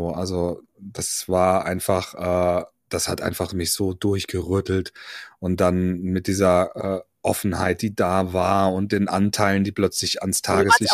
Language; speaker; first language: German; native; German